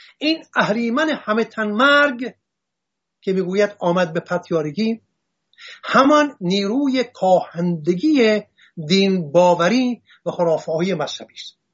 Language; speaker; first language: Persian; non-native, local second language; Assyrian Neo-Aramaic